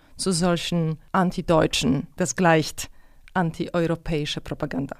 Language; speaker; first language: German; non-native, fluent; Polish